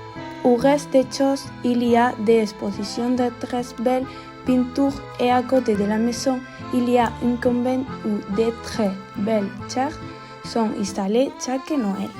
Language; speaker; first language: French; non-native, learner; Spanish